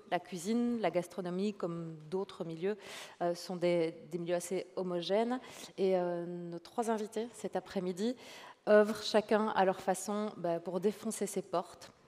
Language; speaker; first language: French; native; French